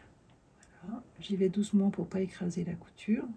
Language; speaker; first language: French; native; French